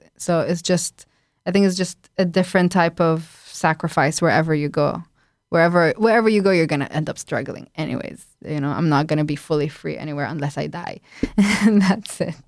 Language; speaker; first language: English; non-native, fluent; Arabic